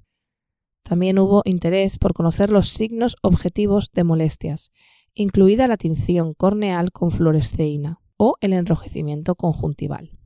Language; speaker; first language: Spanish; native; Spanish